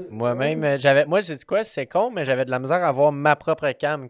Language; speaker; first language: French; native; French